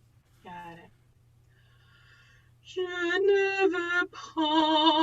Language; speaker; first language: French; non-native, learner; English